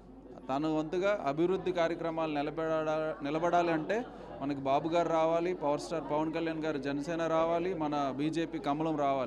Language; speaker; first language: Telugu; native; Telugu